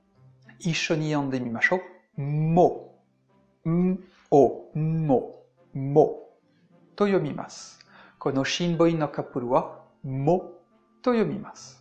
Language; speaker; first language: Japanese; non-native, fluent; French